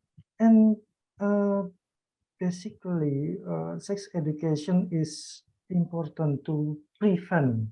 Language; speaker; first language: English; non-native, learner; Indonesian